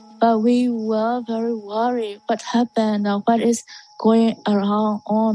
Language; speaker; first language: English; non-native, learner; Burmese